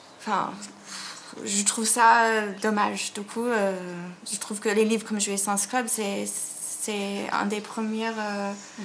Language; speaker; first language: French; non-native, fluent; English